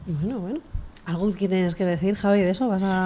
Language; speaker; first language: Spanish; native; Spanish